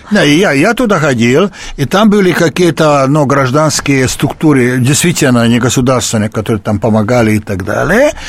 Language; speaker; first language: Russian; non-native, fluent; Hungarian